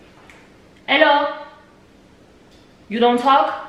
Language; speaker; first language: English; non-native, learner; French